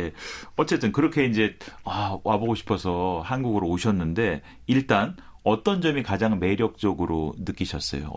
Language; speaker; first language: Korean; native; Korean